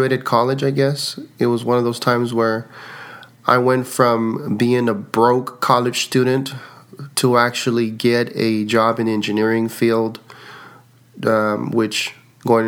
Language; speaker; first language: English; early bilingual, other home language; Spanish